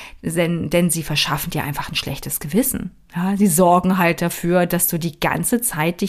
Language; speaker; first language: German; native; German